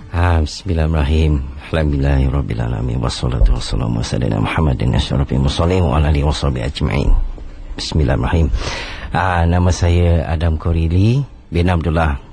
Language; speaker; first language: Malay; non-native, local second language; Chinese